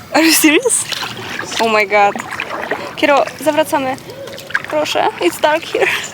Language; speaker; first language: English; non-native, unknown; Polish